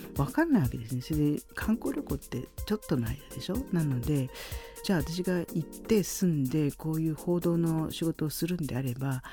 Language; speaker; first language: Japanese; native; Japanese